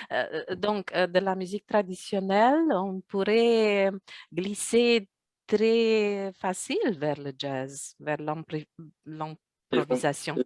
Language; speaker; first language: French; non-native, fluent; Romanian